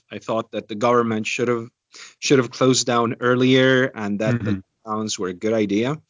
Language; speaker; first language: English; non-native, fluent; Estonian